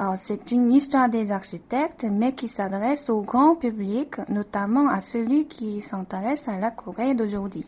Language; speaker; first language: French; non-native, fluent; Korean